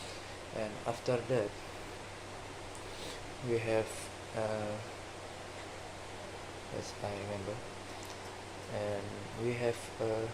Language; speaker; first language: English; non-native, learner; Indonesian